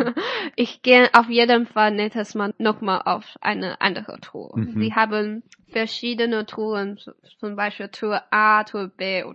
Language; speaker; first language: German; non-native, fluent; Chinese